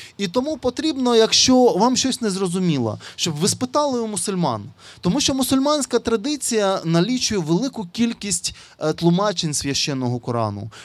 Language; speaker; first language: Ukrainian; non-native, local second language; Russian